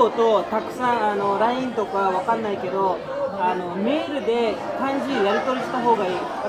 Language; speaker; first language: Japanese; non-native, fluent; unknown